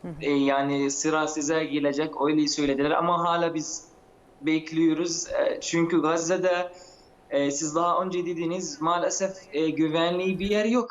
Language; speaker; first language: Turkish; non-native, fluent; Arabic